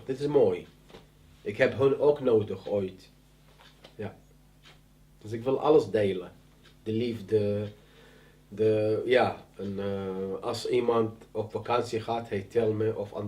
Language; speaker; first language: Dutch; non-native, learner; Arabic